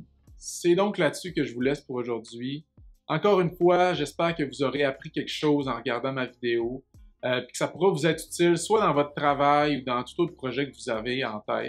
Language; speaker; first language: French; native; French